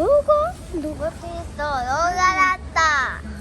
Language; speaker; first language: Japanese; early bilingual, other home language; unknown